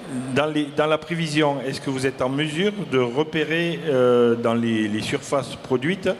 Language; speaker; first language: French; native; French